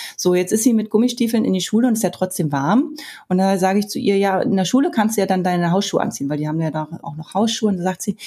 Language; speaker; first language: German; native; German